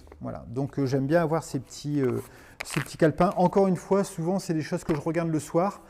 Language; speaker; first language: French; native; French